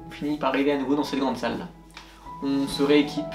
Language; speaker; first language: French; native; French